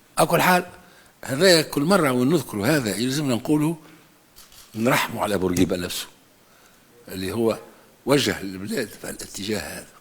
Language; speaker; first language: Arabic; native; Arabic